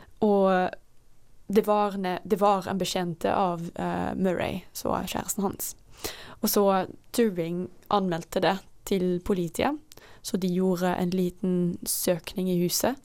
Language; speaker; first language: Norwegian; non-native, fluent; Dutch